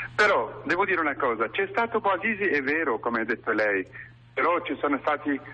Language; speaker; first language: Italian; non-native, fluent; Arabic